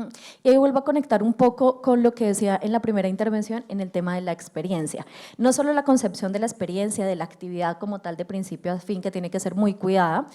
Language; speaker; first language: Spanish; native; Spanish